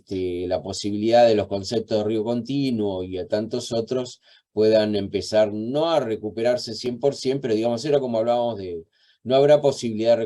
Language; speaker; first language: Spanish; native; Spanish